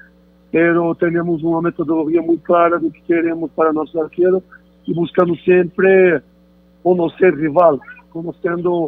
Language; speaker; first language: Spanish; non-native, fluent; Portuguese